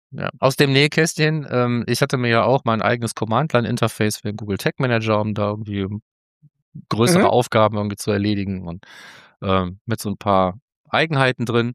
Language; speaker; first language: German; native; German